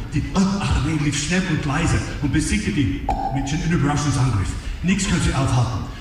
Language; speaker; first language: German; non-native, fluent; English